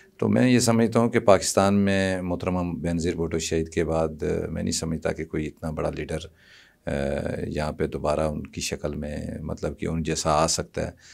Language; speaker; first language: Urdu; non-native, local second language; Punjabi